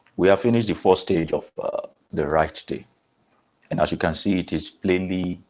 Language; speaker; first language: English; non-native, local second language; Yoruba